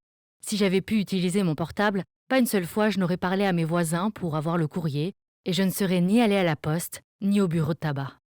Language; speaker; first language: French; native; French